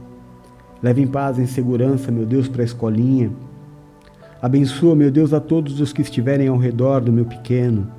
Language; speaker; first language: Portuguese; native; Portuguese